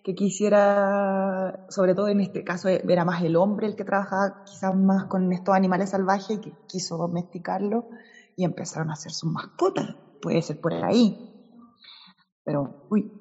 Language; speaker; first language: Spanish; native; Spanish